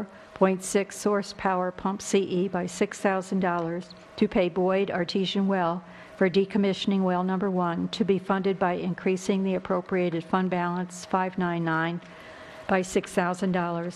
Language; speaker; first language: English; native; English